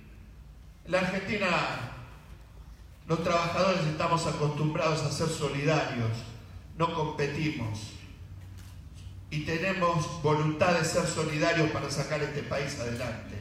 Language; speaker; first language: Spanish; native; Spanish